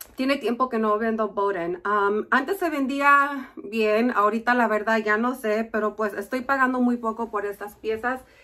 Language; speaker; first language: Spanish; early bilingual, heritage; Spanish